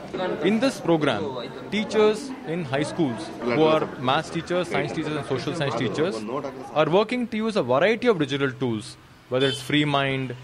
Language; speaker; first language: English; non-native, local second language; Kannada